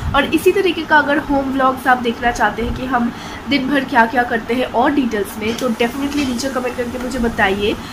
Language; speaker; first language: Hindi; non-native, local second language; Bangla